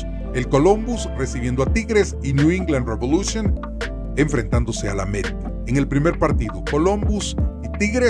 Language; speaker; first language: Spanish; native; Spanish